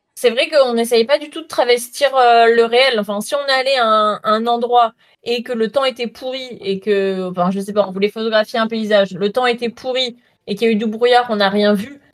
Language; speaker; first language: French; native; French